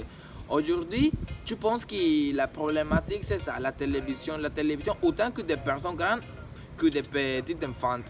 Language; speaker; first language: French; non-native, learner; Spanish